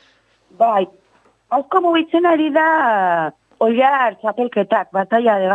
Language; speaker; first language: Basque; non-native, local second language; Spanish